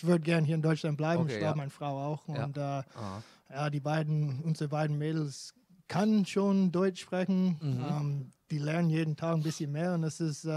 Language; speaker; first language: German; non-native, fluent; English